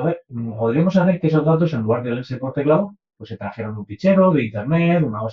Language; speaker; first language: Spanish; native; Spanish